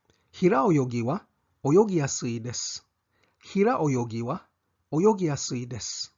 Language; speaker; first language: Japanese; non-native, fluent; English